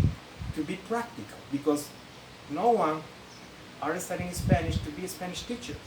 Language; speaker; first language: English; non-native, fluent; Spanish